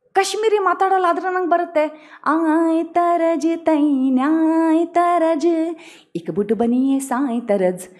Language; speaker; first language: Kannada; non-native, local second language; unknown